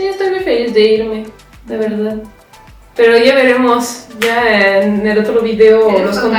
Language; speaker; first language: Spanish; non-native, fluent; French